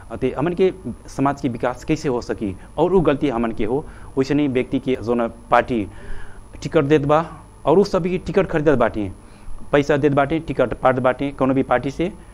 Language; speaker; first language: Bhojpuri; native; Bhojpuri